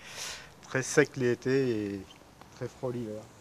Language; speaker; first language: French; native; French